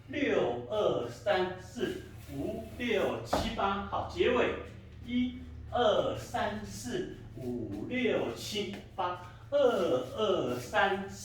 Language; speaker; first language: Chinese; native; Chinese